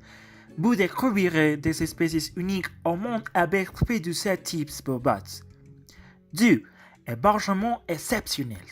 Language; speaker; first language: French; non-native, learner; Spanish